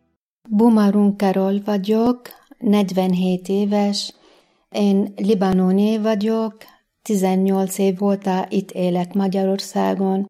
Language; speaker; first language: Hungarian; non-native, fluent; Arabic